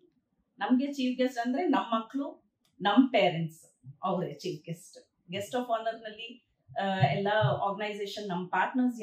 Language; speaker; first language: Kannada; non-native, local second language; Urdu